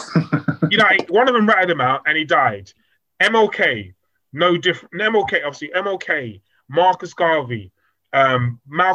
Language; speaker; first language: English; native; English